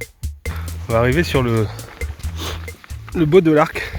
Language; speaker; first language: French; native; French